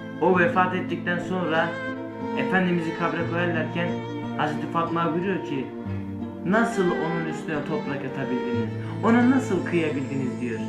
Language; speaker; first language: Turkish; native; Turkish